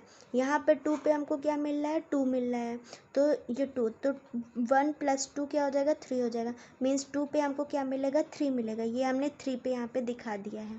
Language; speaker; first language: Hindi; native; Hindi